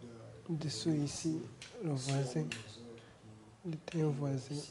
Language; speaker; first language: French; non-native, learner; Kinyarwanda